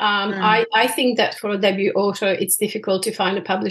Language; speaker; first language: English; non-native, fluent; Bosnian